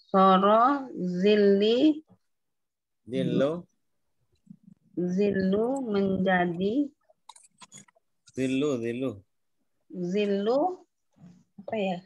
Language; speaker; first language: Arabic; non-native, learner; Indonesian